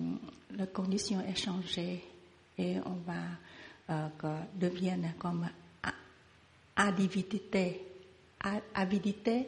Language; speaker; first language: French; non-native, learner; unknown